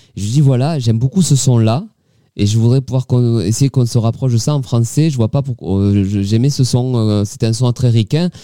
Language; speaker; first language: French; native; French